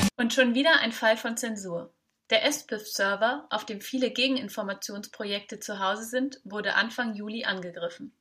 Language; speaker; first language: German; native; German